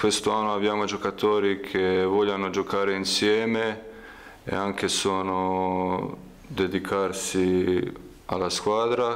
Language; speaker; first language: Italian; non-native, fluent; Croatian